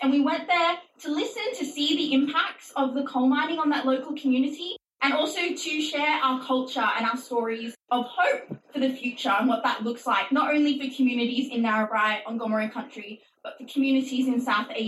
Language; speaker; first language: English; native; English